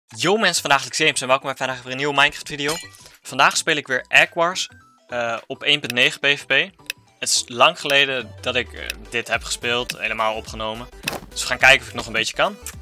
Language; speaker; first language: Dutch; native; Dutch